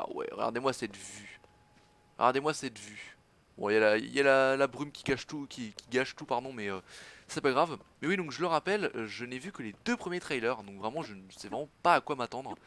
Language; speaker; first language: French; native; French